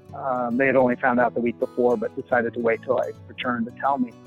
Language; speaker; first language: English; native; English